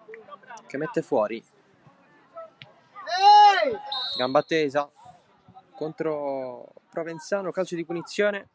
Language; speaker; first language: Italian; native; Italian